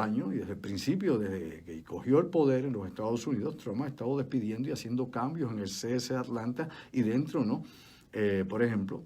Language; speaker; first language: Spanish; native; Spanish